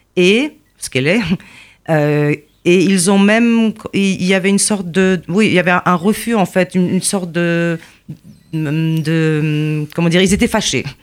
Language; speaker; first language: French; non-native, fluent; Polish